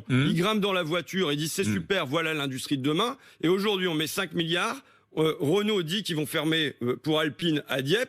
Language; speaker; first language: French; native; French